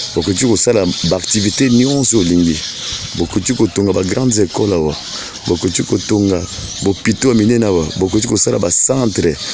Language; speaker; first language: Lingala; native; Lingala